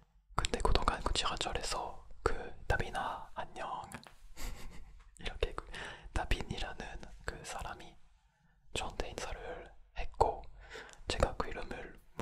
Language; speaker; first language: Korean; non-native, fluent; French